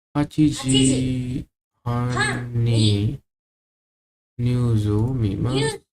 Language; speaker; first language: Japanese; non-native, learner; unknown